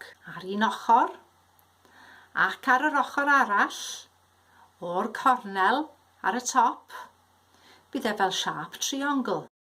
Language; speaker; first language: Welsh; native; Welsh